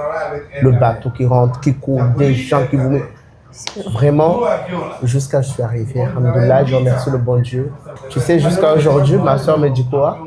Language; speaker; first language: French; non-native, local second language; Ngazidja Comorian